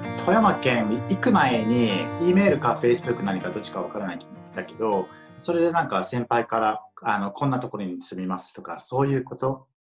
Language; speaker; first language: Japanese; non-native, fluent; English